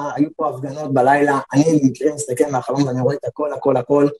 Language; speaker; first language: Hebrew; native; Hebrew